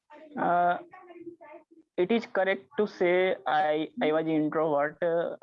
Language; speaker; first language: English; non-native, learner; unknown